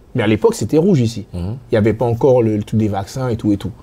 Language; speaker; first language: French; native; French